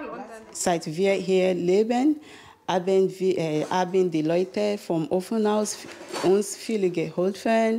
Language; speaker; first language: German; non-native, learner; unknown